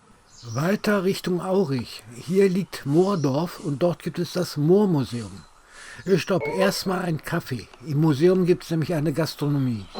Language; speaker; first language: German; native; German